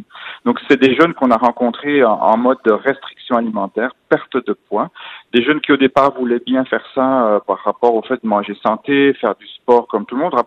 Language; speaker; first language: French; native; French